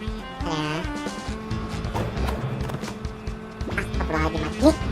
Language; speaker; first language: Indonesian; native; Indonesian